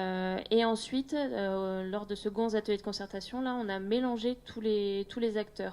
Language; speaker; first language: French; native; French